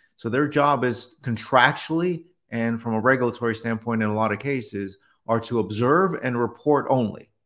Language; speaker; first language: English; native; English